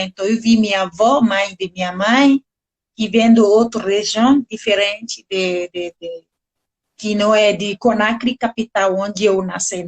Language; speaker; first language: Portuguese; non-native, learner; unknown